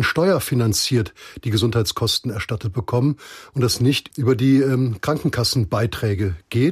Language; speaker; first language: German; native; German